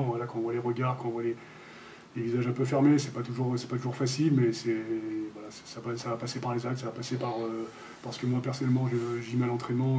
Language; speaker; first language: French; native; French